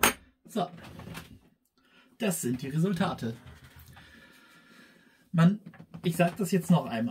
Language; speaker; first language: German; native; German